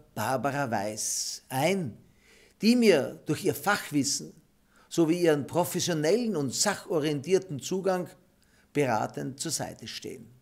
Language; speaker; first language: German; native; German